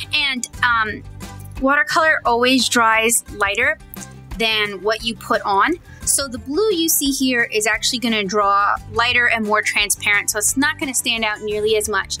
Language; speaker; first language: English; native; English